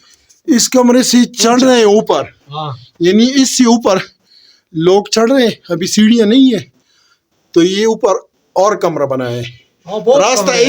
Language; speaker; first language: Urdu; non-native, local second language; Pashto